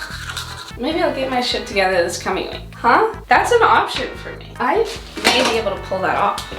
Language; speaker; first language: English; native; English